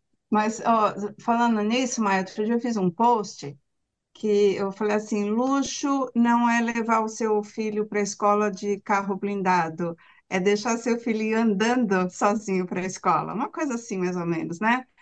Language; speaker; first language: Portuguese; native; Portuguese